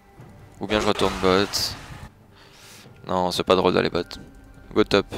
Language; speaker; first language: French; native; French